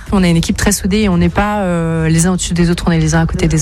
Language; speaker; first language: French; native; French